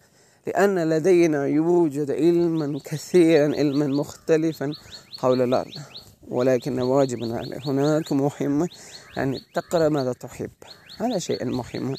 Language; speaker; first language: Arabic; non-native, learner; Malay